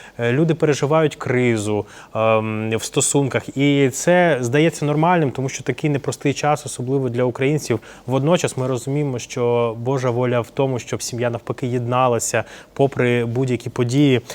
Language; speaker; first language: Ukrainian; native; Ukrainian